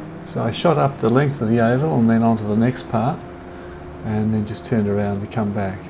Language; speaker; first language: English; native; English